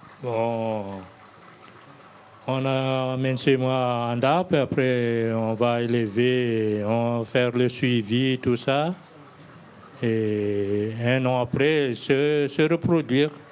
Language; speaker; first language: French; non-native, local second language; Malagasy